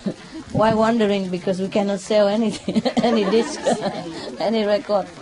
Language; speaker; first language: English; non-native, fluent; Vietnamese